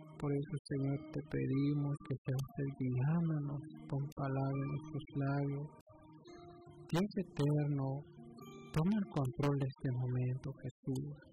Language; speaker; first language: Spanish; native; Spanish